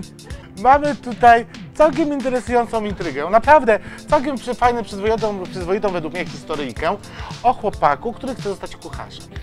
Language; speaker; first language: Polish; native; Polish